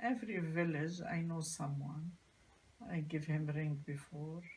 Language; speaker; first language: English; non-native, learner; Arabic